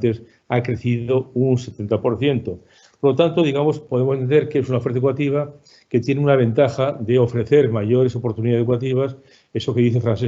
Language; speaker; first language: Spanish; native; Spanish